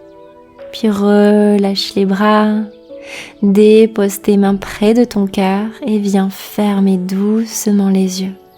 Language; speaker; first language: French; native; French